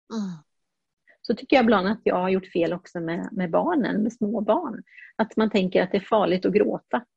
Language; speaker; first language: Swedish; early bilingual, heritage; Swedish